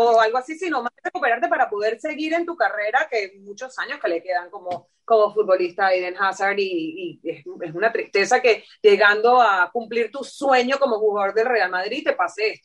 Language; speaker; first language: Spanish; native; Spanish